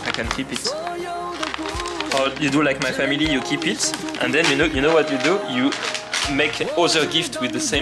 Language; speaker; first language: English; non-native, fluent; French